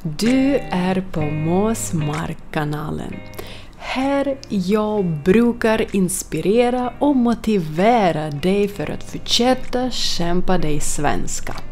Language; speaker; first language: Swedish; non-native, fluent; Ukrainian